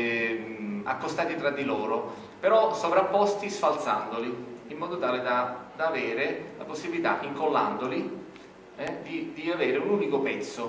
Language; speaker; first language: Italian; native; Italian